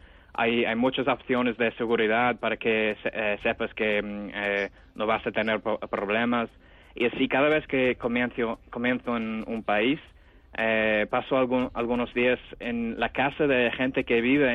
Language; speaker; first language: Spanish; non-native, fluent; English